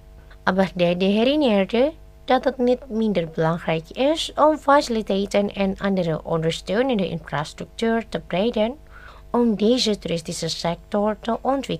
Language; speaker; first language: Dutch; non-native, fluent; Indonesian